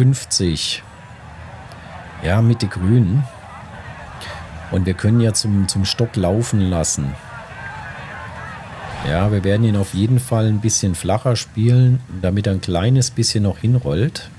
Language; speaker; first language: German; native; German